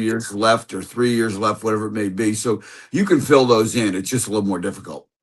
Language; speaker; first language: English; native; English